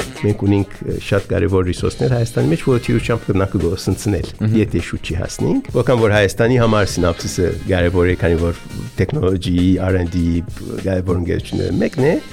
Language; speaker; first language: Armenian; early bilingual, heritage; Armenian